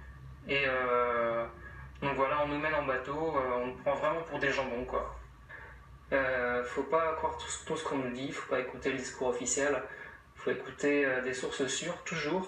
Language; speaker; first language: French; native; French